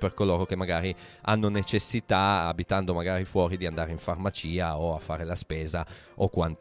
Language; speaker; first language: Italian; native; Italian